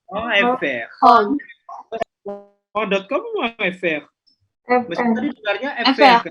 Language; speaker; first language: French; non-native, fluent; Indonesian